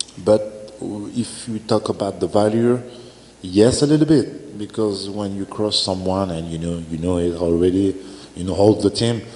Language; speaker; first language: English; non-native, learner; French